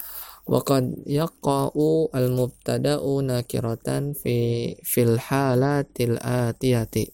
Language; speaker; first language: Arabic; non-native, fluent; Indonesian